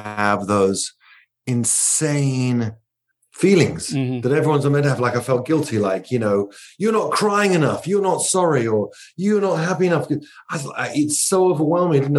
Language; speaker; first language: English; native; English